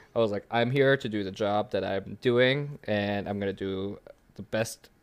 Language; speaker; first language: English; early bilingual, other home language; German